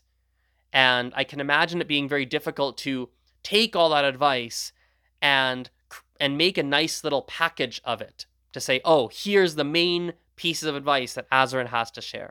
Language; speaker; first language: English; early bilingual, other home language; Gujarati